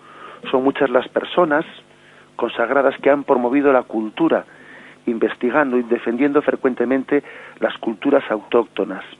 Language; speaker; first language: Spanish; native; Spanish